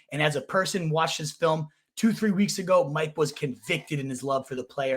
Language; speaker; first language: English; native; English